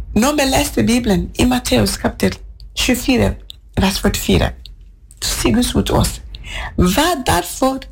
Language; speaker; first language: Norwegian; non-native, fluent; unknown